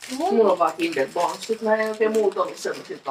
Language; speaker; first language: Finnish; native; Finnish